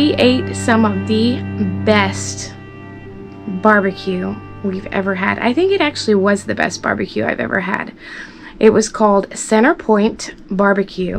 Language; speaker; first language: English; native; English